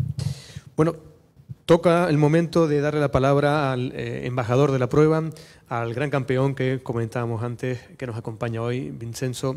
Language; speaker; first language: Spanish; native; Spanish